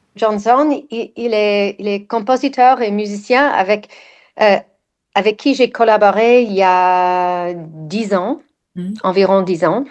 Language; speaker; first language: French; non-native, fluent; English